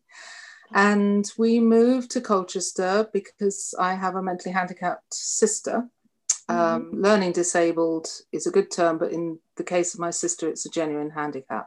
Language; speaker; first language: English; native; English